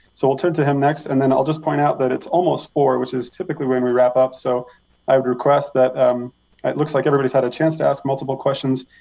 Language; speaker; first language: English; native; English